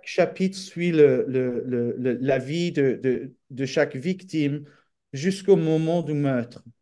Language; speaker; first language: French; non-native, fluent; English